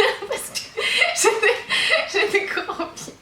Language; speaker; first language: French; non-native, fluent; Russian